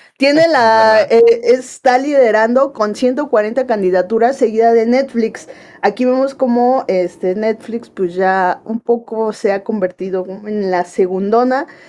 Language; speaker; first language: Spanish; native; Spanish